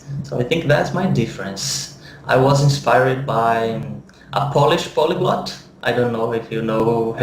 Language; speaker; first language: English; non-native, fluent; Portuguese